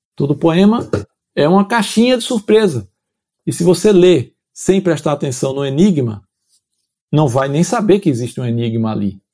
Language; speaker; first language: Portuguese; native; Portuguese